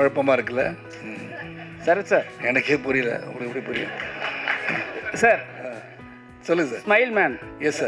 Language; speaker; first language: Tamil; native; Tamil